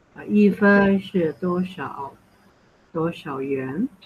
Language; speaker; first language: Chinese; non-native, fluent; Vietnamese